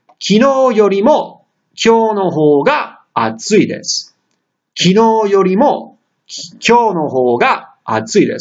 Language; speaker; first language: Japanese; non-native, fluent; English